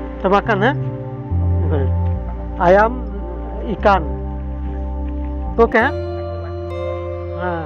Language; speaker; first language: Indonesian; non-native, learner; Bangla